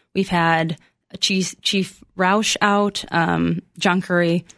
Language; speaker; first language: English; early bilingual, other home language; Spanish